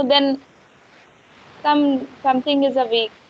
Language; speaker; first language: English; non-native, learner; Hindi